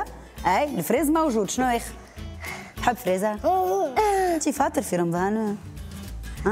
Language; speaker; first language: Arabic; native; Arabic